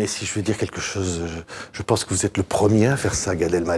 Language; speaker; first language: French; native; French